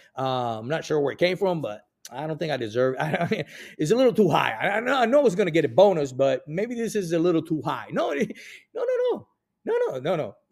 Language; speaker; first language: English; early bilingual, other home language; Spanish